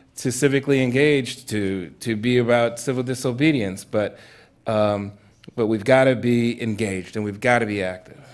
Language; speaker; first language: English; native; English